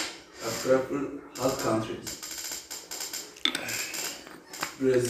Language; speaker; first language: English; non-native, learner; Turkish